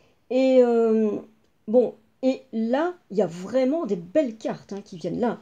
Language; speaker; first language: French; native; French